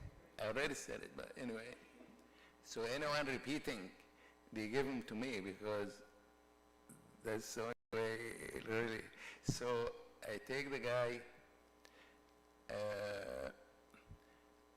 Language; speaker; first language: English; non-native, fluent; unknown